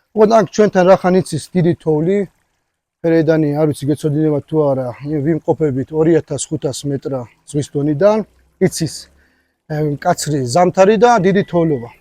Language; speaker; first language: Georgian; early bilingual, heritage; Georgian